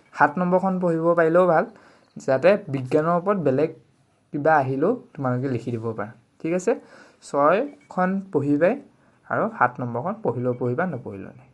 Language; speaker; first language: Assamese; native; Assamese